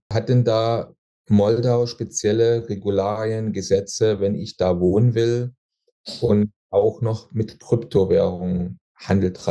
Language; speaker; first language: German; native; German